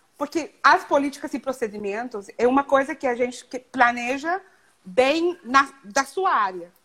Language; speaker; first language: Portuguese; non-native, fluent; Spanish